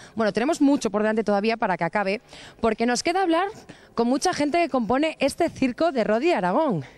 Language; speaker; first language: Spanish; native; Spanish